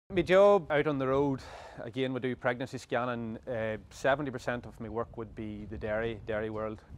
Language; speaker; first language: English; native; English